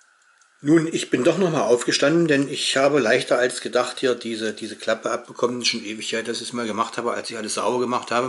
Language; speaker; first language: German; native; German